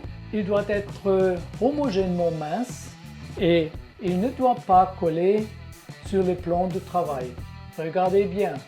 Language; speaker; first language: French; non-native, learner; German